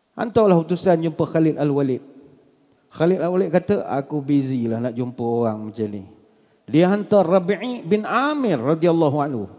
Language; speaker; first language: Malay; native; Malay